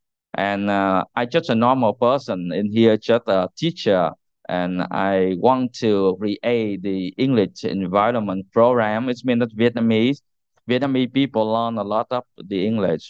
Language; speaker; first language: English; non-native, learner; Vietnamese